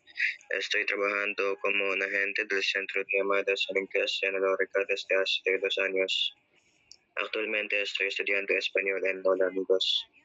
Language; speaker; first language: Spanish; non-native, learner; Filipino